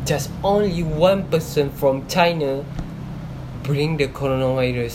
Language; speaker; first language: English; non-native, local second language; Malay